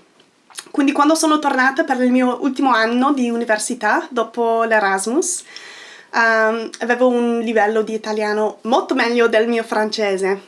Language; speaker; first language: Italian; non-native, fluent; English